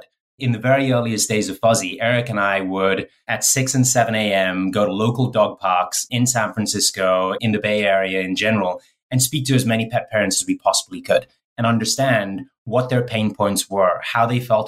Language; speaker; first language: English; native; English